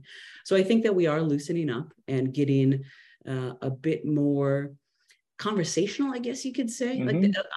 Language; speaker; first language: English; native; English